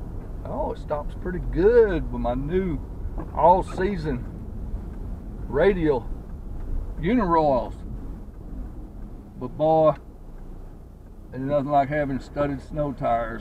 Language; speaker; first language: English; native; English